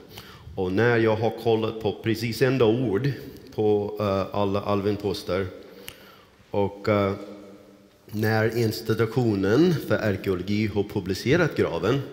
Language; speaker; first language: Swedish; non-native, fluent; English